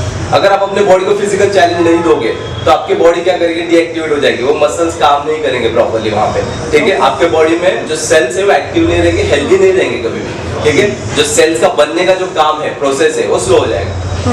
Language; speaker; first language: Hindi; native; Hindi